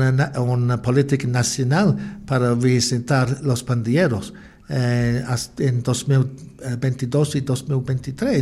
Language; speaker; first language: Spanish; non-native, learner; English